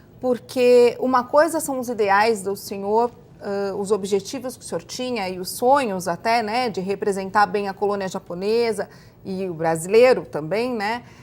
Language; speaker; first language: Portuguese; native; Portuguese